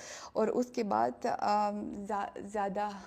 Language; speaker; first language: Hindi; non-native, fluent; Russian